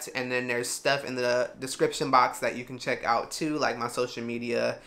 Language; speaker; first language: English; native; English